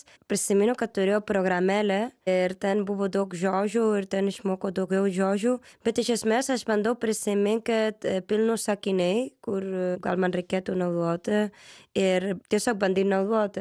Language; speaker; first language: Lithuanian; non-native, learner; Spanish